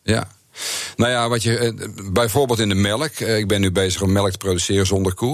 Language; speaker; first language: Dutch; native; Dutch